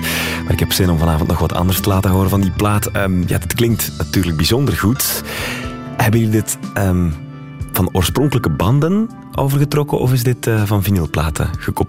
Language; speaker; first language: Dutch; native; Dutch